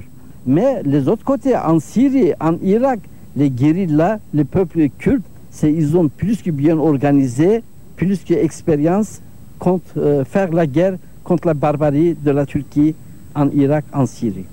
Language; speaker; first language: French; non-native, learner; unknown